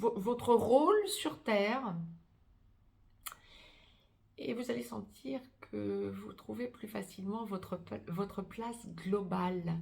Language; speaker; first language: French; native; French